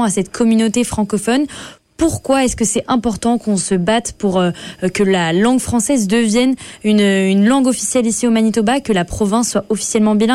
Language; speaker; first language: French; native; French